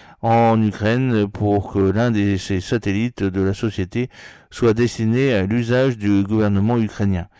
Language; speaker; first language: French; native; French